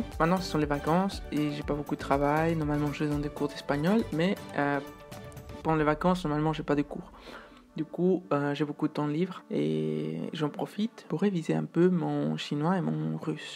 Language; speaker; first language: French; non-native, fluent; Spanish